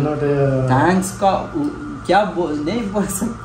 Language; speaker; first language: Hindi; non-native, local second language; Malayalam